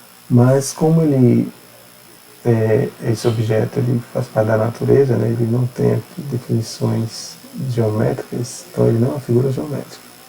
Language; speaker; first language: Portuguese; native; Portuguese